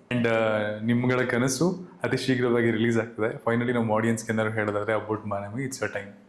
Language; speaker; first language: Kannada; native; Kannada